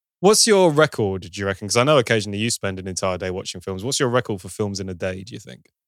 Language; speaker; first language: English; native; English